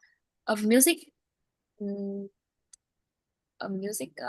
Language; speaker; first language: English; non-native, learner; Vietnamese